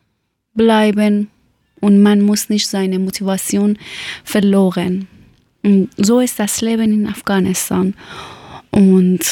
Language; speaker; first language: German; non-native, learner; Persian